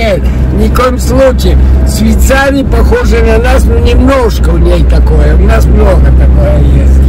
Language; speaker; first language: Russian; early bilingual, heritage; Spanish